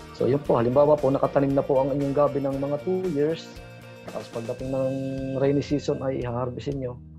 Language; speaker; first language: Filipino; native; Filipino